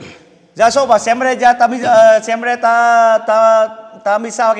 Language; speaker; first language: Portuguese; non-native, learner; Vietnamese